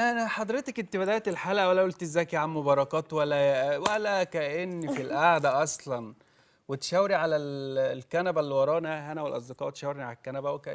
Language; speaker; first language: Arabic; native; Arabic